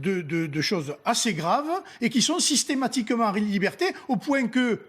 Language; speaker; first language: French; native; French